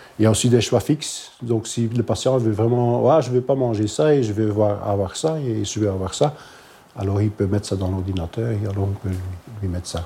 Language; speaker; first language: French; non-native, local second language; Dutch